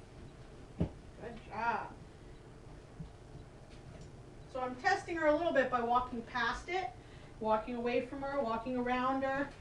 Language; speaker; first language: English; native; English